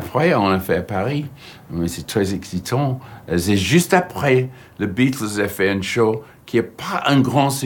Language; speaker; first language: French; non-native, fluent; English